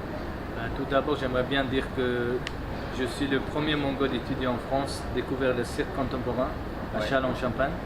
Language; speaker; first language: French; non-native, fluent; Mongolian